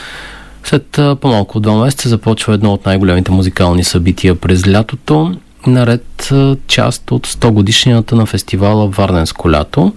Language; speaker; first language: Bulgarian; native; Bulgarian